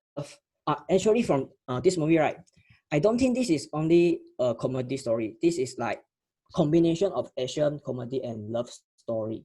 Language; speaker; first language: English; non-native, learner; Chinese